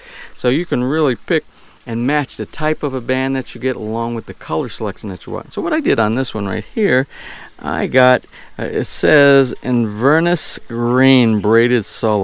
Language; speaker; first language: English; native; English